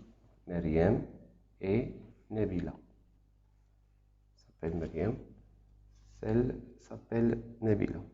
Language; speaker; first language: French; non-native, local second language; Arabic